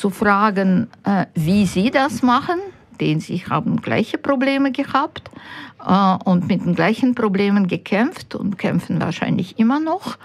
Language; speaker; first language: German; non-native, fluent; Ukrainian